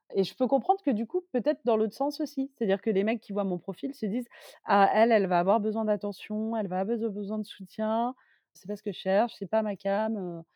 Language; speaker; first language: French; native; French